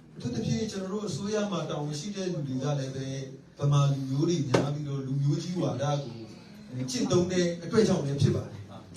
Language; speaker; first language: Burmese; non-native, local second language; Tedim Chin